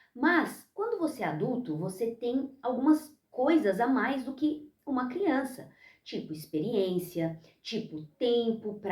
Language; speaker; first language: Portuguese; early bilingual, heritage; Portuguese